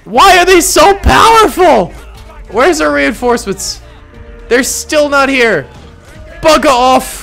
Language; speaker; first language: English; native; English